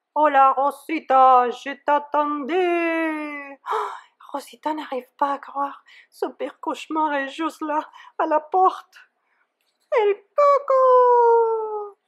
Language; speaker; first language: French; non-native, fluent; Spanish